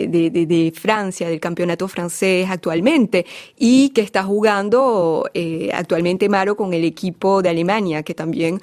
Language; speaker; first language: Spanish; native; Spanish